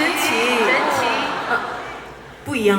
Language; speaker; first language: Chinese; non-native, learner; Korean